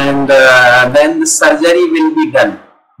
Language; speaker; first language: English; non-native, local second language; Hindi